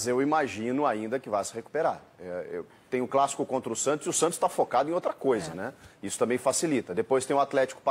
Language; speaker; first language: Portuguese; native; Portuguese